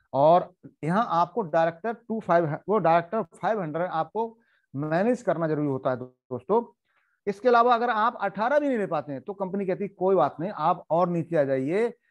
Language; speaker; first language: Hindi; native; Hindi